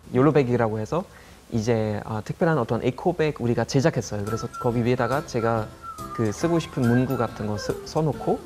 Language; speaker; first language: Korean; non-native, fluent; German